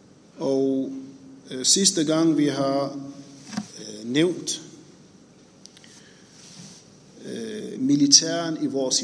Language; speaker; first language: Danish; non-native, fluent; Arabic